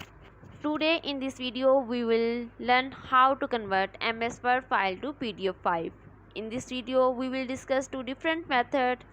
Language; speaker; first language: English; non-native, local second language; Urdu